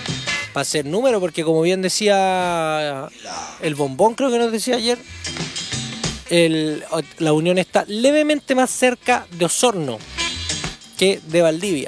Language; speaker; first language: Spanish; native; Spanish